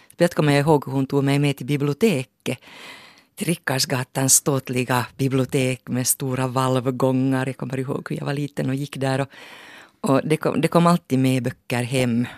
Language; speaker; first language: Swedish; native; Swedish